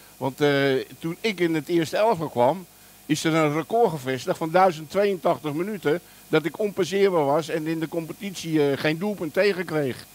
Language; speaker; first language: Dutch; early bilingual, other home language; German